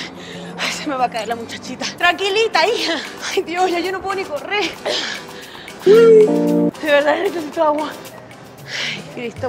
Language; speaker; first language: Spanish; native; Spanish